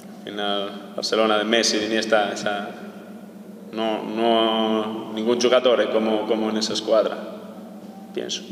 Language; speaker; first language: Italian; non-native, learner; Spanish